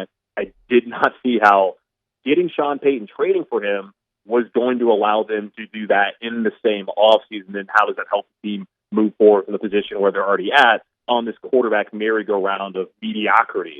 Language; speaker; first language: English; native; English